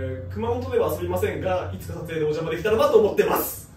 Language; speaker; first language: Japanese; native; Japanese